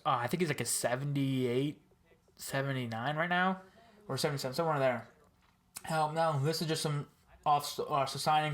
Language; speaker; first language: English; native; English